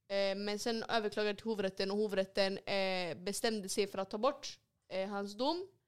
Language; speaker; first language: Swedish; early bilingual, other home language; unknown